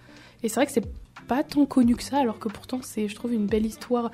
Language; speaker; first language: French; native; French